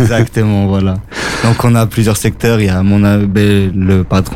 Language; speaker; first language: French; native; French